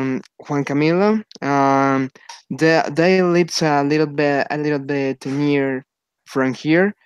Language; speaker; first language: English; non-native, learner; Spanish